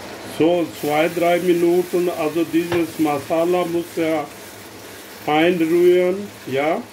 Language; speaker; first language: German; non-native, learner; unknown